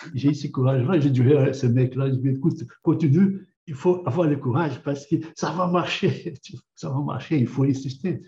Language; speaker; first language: French; non-native, fluent; Portuguese